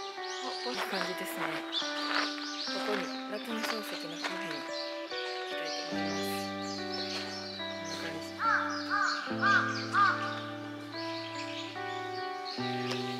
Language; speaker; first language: Japanese; native; Japanese